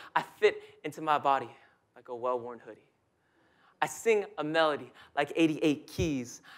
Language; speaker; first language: English; native; English